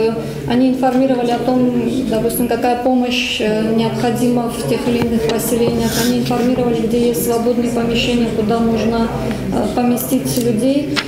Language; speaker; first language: Russian; native; Russian